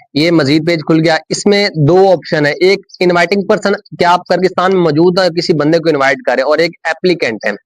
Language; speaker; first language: Urdu; non-native, local second language; Punjabi